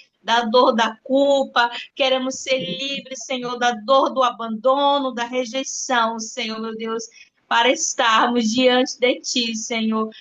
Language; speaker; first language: Portuguese; native; Portuguese